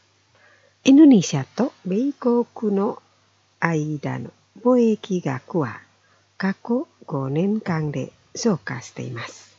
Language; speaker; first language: Japanese; non-native, fluent; Indonesian